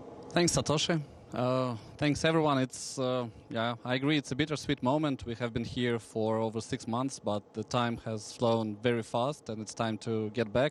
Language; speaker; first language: English; non-native, fluent; Russian